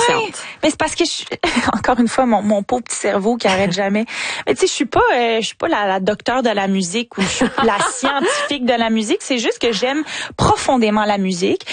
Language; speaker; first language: French; native; French